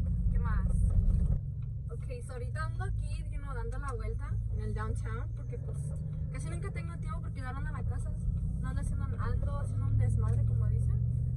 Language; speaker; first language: Spanish; native; Spanish